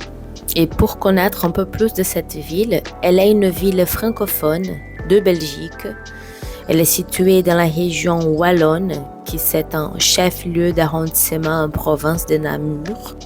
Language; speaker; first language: French; non-native, fluent; Portuguese